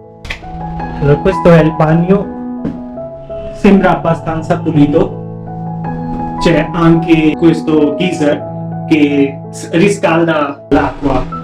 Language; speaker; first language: Italian; non-native, fluent; Bangla